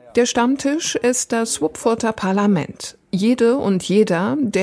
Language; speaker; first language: German; native; German